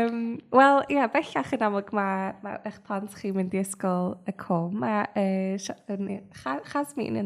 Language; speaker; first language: Welsh; native; Welsh